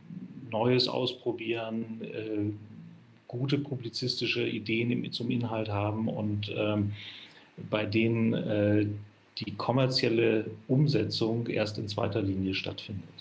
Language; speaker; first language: German; native; German